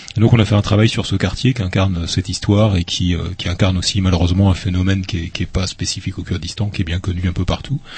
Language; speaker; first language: French; native; French